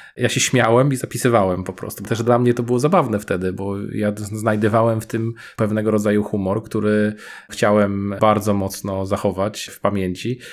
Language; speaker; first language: Polish; native; Polish